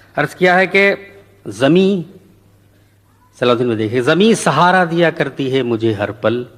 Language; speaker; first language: Urdu; native; Urdu